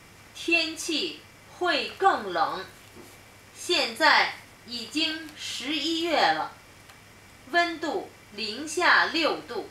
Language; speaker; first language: Chinese; non-native, learner; Spanish